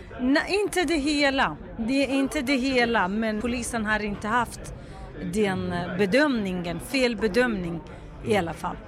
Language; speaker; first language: Swedish; non-native, fluent; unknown